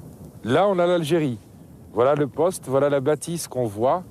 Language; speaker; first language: French; native; French